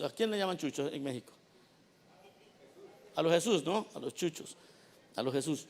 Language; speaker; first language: Spanish; native; Spanish